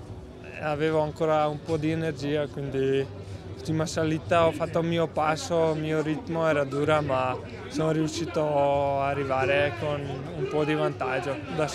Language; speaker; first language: Italian; non-native, learner; Slovenian